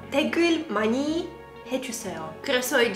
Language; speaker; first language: Korean; non-native, learner; Russian